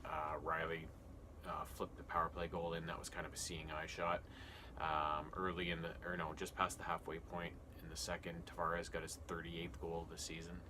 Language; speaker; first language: English; native; English